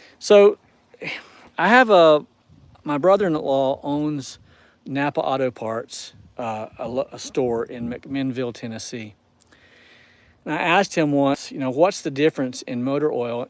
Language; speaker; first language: English; native; English